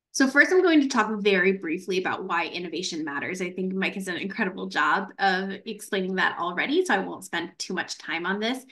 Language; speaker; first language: English; native; English